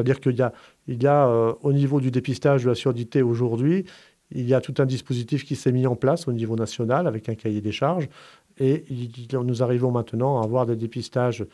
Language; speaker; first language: French; native; French